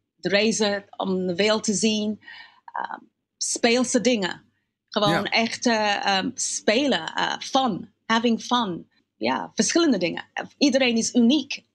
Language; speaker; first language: Dutch; non-native, fluent; English